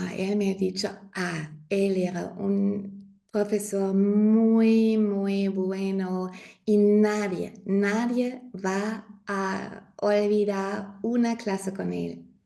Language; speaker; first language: Spanish; non-native, learner; German